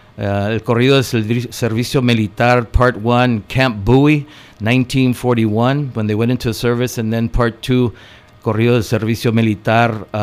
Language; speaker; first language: English; early bilingual, other home language; Spanish